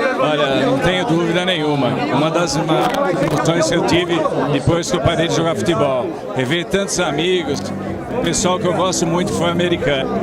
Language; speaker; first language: Portuguese; native; Portuguese